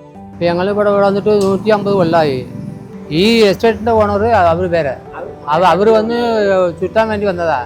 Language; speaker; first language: Malayalam; early bilingual, heritage; Malayalam